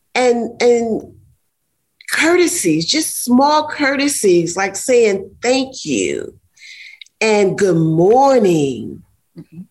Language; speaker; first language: English; native; English